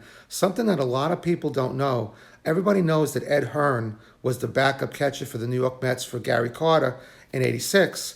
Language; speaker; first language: English; native; English